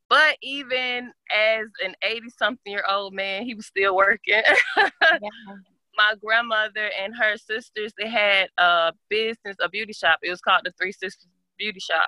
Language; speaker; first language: English; native; English